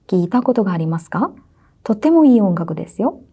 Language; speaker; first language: Japanese; non-native, fluent; Sinhala